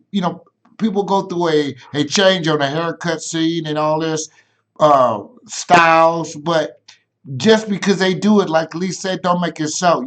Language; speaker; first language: English; native; English